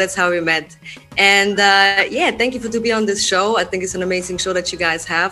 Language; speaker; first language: English; non-native, fluent; Swiss German